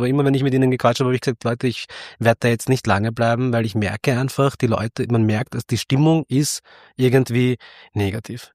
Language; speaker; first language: German; early bilingual, other home language; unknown